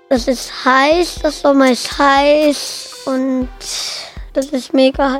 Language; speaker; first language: German; early bilingual, other home language; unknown